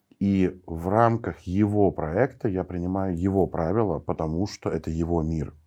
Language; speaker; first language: Russian; native; Russian